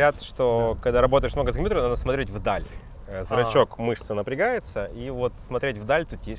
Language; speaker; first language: Russian; native; Russian